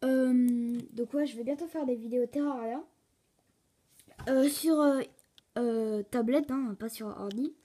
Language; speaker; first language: French; native; French